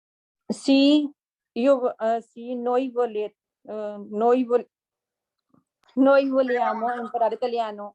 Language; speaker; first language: Italian; non-native, learner; Punjabi